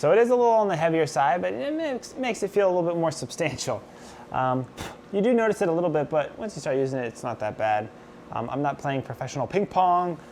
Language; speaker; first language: English; native; English